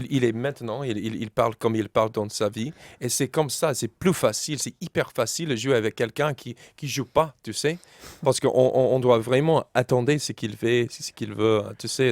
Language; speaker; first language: French; non-native, fluent; English